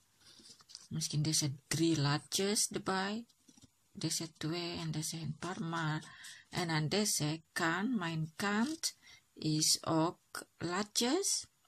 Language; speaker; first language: Dutch; non-native, learner; Indonesian